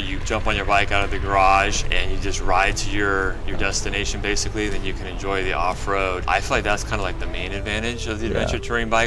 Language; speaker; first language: English; native; English